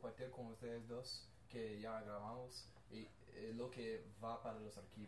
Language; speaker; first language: Spanish; non-native, learner; English